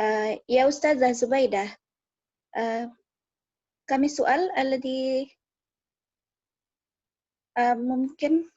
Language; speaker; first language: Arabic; non-native, fluent; Indonesian